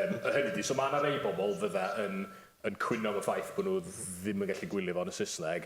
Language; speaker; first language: Welsh; native; Welsh